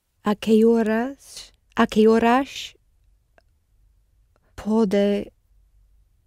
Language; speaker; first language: Portuguese; non-native, learner; English